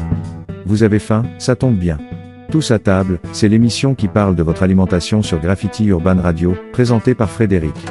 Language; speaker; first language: French; native; French